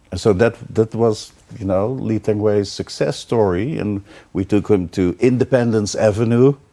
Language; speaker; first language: English; non-native, fluent; Dutch